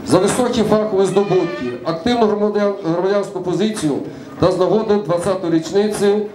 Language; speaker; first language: Ukrainian; non-native, local second language; Romanian